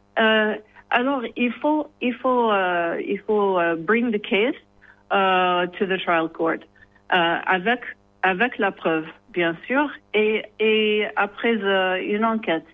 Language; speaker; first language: French; non-native, learner; English